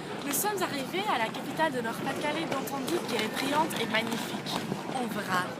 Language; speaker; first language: French; non-native, learner; Dutch